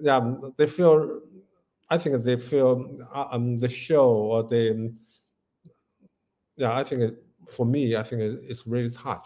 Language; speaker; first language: English; non-native, learner; Chinese